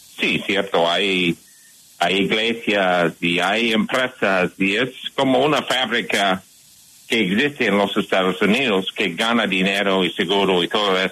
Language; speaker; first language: Spanish; non-native, fluent; English